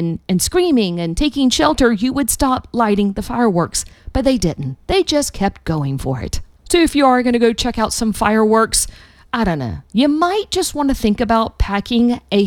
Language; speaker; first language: English; native; English